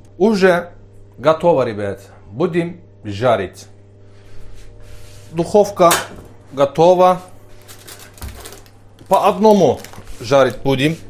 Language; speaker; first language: Russian; non-native, learner; Turkish